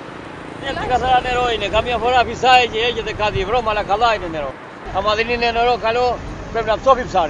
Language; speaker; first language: Greek; non-native, learner; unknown